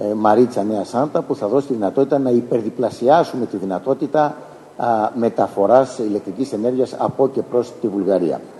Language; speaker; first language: Greek; native; Greek